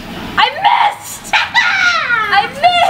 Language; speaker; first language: English; native; English